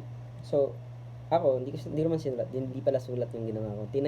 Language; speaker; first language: Filipino; native; Filipino